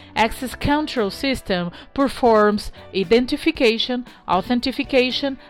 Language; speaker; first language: English; non-native, fluent; Portuguese